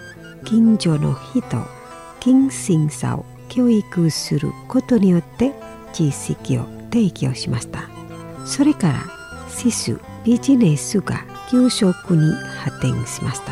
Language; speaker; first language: Japanese; non-native, learner; Indonesian